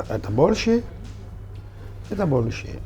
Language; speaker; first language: Russian; non-native, learner; French